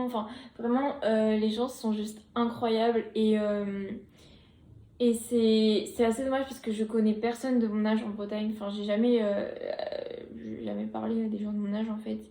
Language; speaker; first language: French; native; French